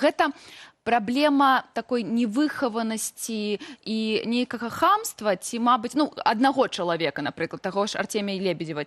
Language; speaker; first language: Belarusian; native; Belarusian